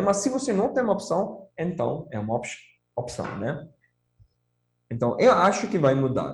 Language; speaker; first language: Portuguese; non-native, fluent; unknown